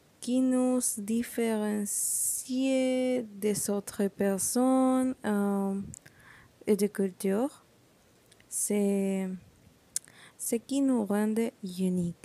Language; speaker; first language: French; non-native, learner; Spanish